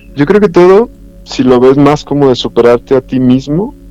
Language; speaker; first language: Spanish; native; Spanish